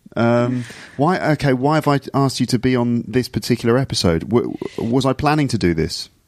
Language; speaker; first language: English; native; English